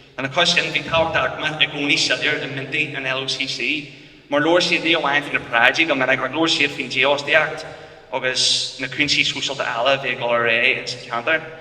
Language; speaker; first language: Irish; non-native, local second language; English